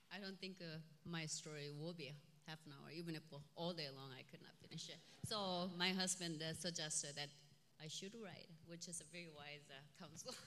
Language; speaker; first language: English; non-native, fluent; Korean